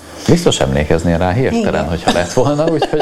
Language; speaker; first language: Hungarian; native; Hungarian